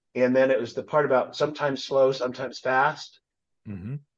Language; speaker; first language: English; native; English